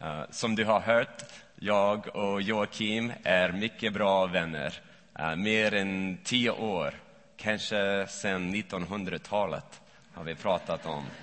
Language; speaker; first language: Swedish; non-native, learner; English